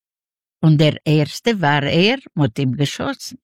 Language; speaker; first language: German; non-native, learner; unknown